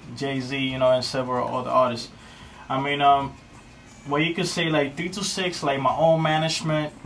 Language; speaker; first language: English; native; English